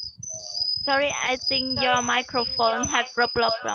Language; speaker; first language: English; non-native, learner; Khmer